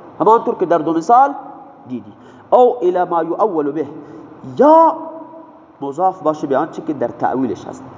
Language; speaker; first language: Persian; non-native, local second language; Baluchi